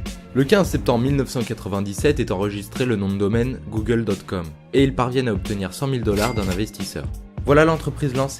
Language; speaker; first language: French; native; French